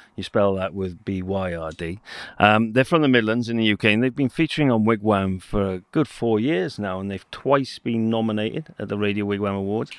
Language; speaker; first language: English; native; English